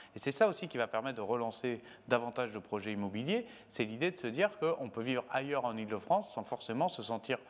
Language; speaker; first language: French; native; French